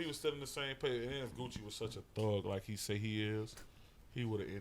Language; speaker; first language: English; native; English